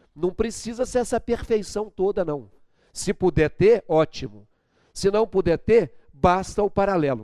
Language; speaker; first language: Portuguese; native; Portuguese